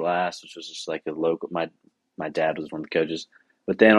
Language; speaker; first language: English; native; English